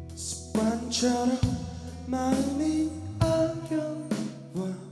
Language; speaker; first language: Korean; native; Korean